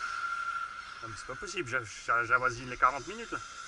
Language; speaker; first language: French; native; French